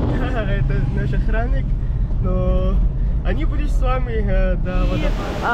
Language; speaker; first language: Russian; non-native, learner; Pashto